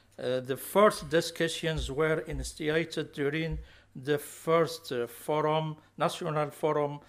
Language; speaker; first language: English; non-native, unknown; Arabic